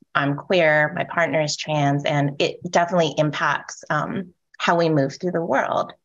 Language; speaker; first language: English; native; English